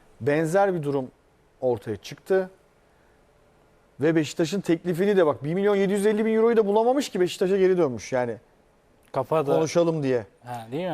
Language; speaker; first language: Turkish; native; Turkish